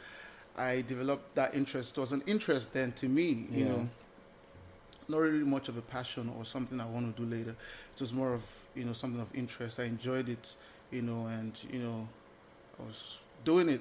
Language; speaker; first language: English; non-native, local second language; Igbo